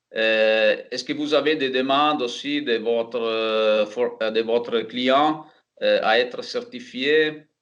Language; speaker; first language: French; non-native, fluent; Italian